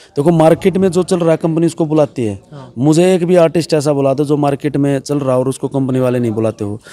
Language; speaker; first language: Hindi; native; Hindi